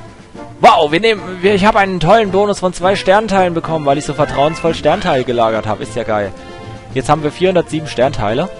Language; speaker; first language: German; native; German